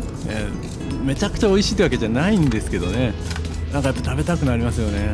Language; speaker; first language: Japanese; native; Japanese